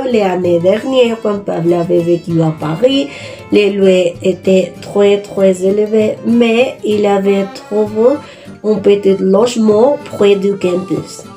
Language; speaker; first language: French; non-native, learner; Spanish